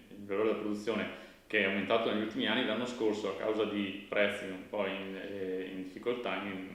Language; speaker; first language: Italian; native; Italian